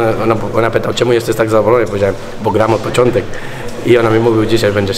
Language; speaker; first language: Polish; non-native, learner; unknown